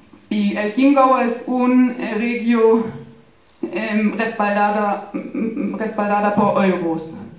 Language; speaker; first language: Spanish; non-native, fluent; German